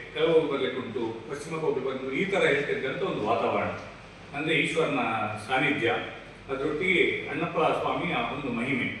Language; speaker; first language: Kannada; native; Kannada